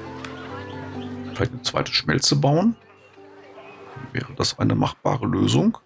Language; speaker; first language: German; native; German